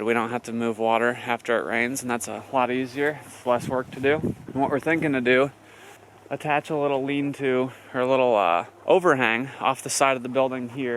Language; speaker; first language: English; native; English